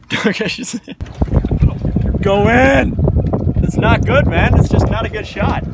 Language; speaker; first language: English; native; English